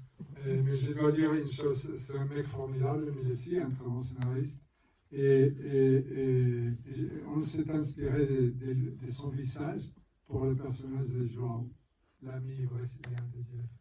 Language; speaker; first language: French; non-native, fluent; Spanish